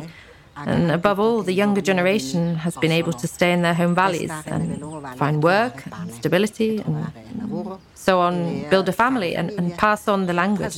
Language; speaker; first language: English; non-native, fluent; Ladin